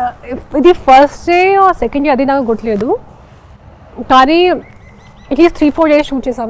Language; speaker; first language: Telugu; non-native, fluent; Hindi